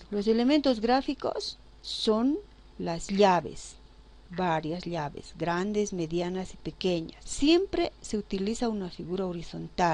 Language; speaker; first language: Spanish; native; Spanish